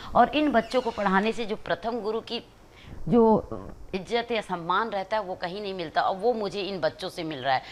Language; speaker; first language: Hindi; native; Hindi